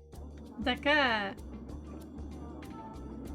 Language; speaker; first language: French; non-native, learner; English